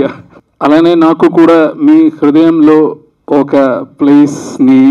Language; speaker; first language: Telugu; non-native, learner; Malayalam